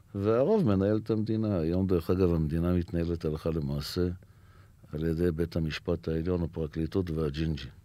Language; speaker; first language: Hebrew; native; Hebrew